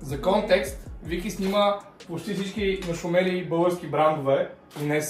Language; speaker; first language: Bulgarian; native; Bulgarian